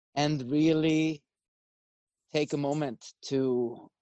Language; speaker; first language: English; non-native, fluent; Swedish